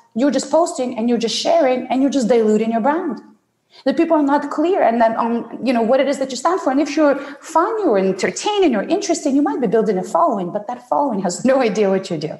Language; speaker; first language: English; non-native, fluent; Ukrainian